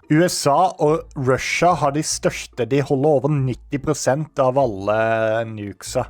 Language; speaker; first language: Norwegian; native; Norwegian